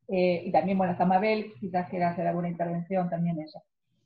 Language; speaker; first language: Spanish; native; Spanish